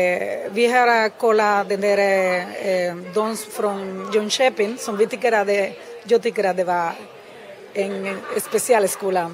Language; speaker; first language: Swedish; non-native, fluent; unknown